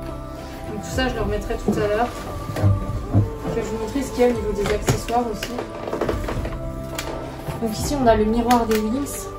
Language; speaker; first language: French; native; French